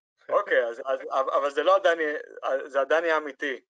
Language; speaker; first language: Hebrew; native; Hebrew